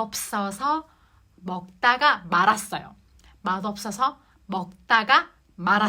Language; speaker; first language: Korean; non-native, fluent; Japanese